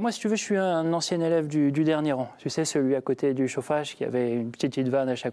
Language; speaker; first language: French; native; French